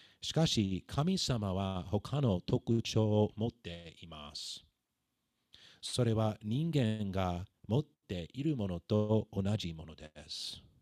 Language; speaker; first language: Japanese; non-native, fluent; English